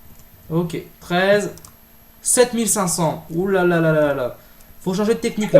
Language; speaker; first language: French; native; French